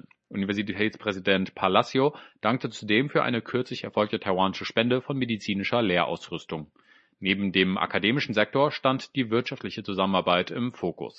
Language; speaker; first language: German; native; German